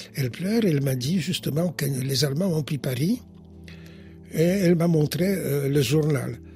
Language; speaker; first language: French; non-native, fluent; Polish